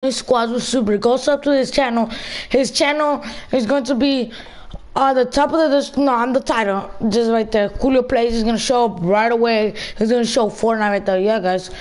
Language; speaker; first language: English; early bilingual, other home language; Spanish